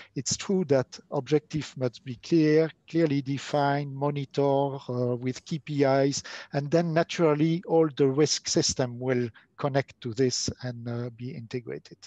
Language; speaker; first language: English; non-native, fluent; French